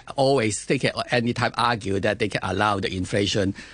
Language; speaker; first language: English; non-native, fluent; Chinese